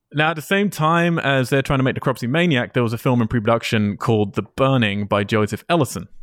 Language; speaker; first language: English; native; English